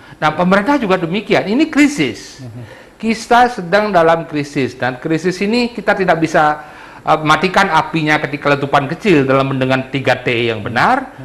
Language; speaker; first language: Indonesian; non-native, local second language; Balinese